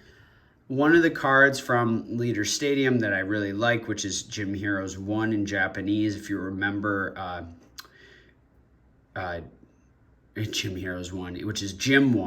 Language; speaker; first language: English; native; English